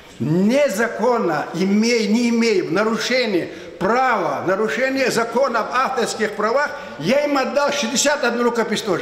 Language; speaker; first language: Russian; non-native, local second language; Lezghian